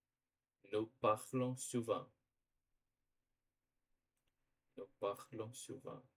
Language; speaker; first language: French; non-native, learner; Portuguese